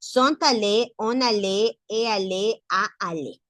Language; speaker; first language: French; non-native, learner; Spanish